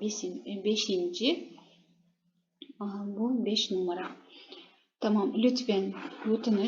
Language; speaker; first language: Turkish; non-native, fluent; Kazakh